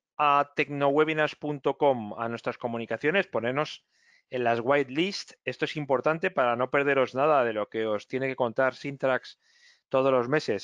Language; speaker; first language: Spanish; native; Spanish